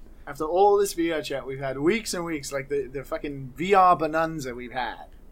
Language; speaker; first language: English; native; English